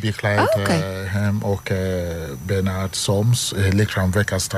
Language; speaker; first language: Dutch; non-native, learner; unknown